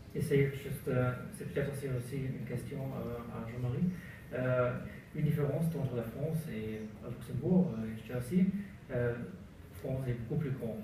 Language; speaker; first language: French; non-native, learner; German